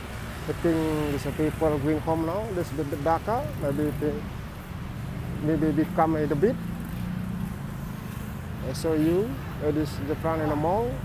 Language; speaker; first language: English; non-native, learner; Indonesian